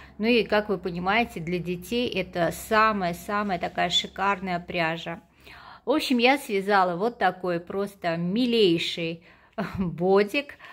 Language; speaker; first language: Russian; non-native, local second language; Armenian